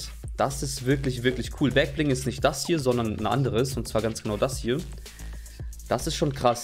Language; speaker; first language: German; native; German